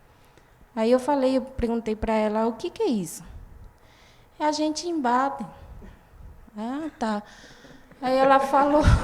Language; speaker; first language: Portuguese; non-native, fluent; Guarani